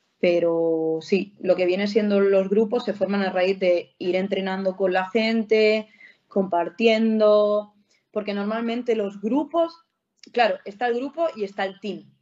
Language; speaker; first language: Spanish; native; Spanish